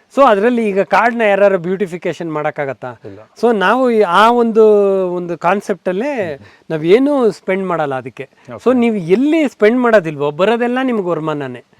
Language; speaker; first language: Kannada; native; Kannada